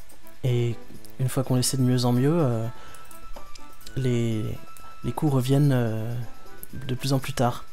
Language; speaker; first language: French; native; French